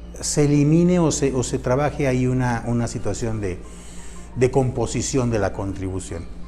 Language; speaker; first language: Spanish; native; Spanish